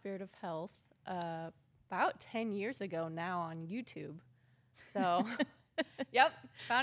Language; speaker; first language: English; native; English